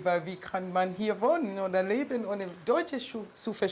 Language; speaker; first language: German; non-native, learner; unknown